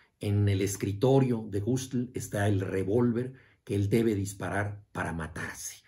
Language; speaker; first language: Spanish; native; Spanish